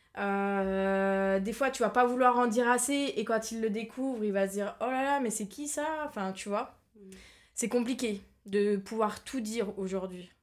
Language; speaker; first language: French; native; French